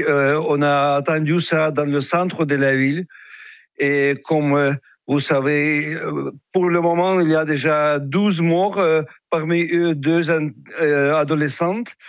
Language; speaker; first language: French; non-native, fluent; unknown